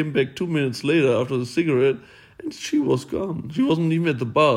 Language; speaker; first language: English; non-native, fluent; German